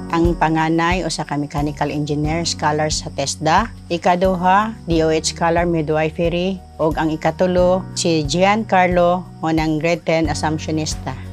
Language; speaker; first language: Cebuano; native; Cebuano